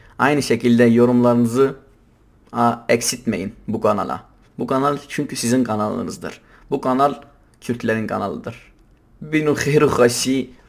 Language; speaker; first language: Turkish; non-native, local second language; Kurdish